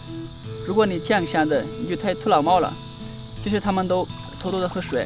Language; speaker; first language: Chinese; non-native, fluent; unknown